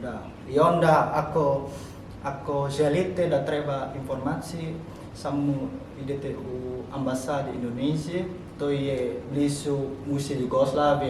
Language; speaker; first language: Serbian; non-native, learner; Indonesian